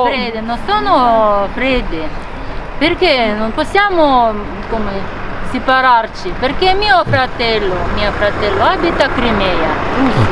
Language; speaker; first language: Italian; non-native, learner; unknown